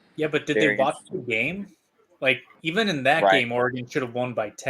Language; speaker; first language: English; native; English